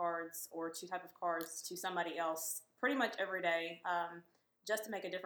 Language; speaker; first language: English; native; English